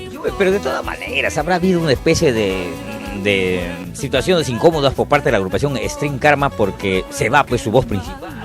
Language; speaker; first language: Spanish; native; Spanish